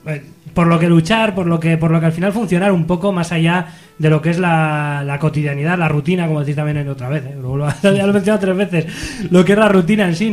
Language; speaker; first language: Spanish; native; Spanish